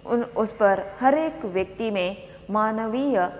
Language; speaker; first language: Hindi; non-native, local second language; Kannada